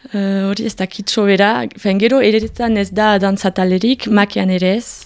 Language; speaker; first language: Basque; native; Basque